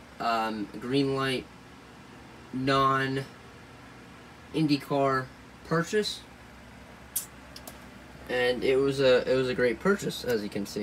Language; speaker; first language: English; native; English